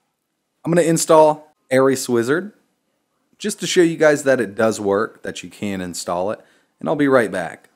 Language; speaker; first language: English; native; English